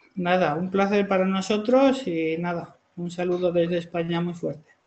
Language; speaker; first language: Portuguese; non-native, learner; Spanish